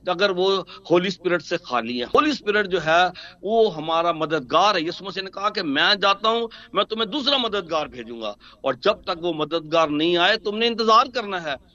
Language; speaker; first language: Urdu; non-native, local second language; Punjabi